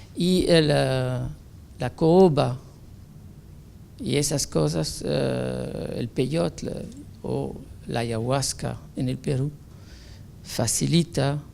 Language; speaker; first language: Spanish; non-native, fluent; French